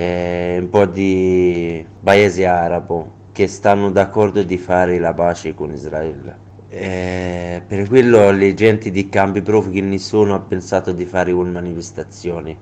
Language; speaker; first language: Italian; non-native, learner; Arabic